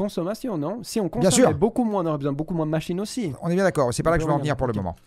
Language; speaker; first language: French; native; French